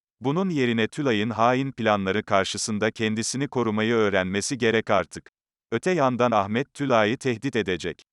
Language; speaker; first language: Turkish; native; Turkish